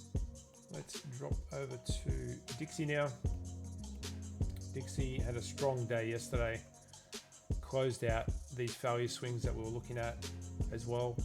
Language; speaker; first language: English; native; English